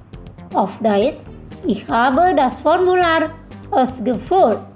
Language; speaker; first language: German; non-native, fluent; Indonesian